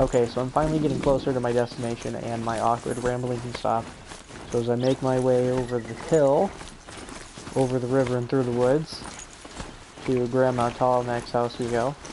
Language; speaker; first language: English; native; English